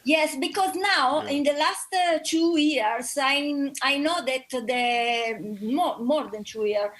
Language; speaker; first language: English; non-native, learner; Italian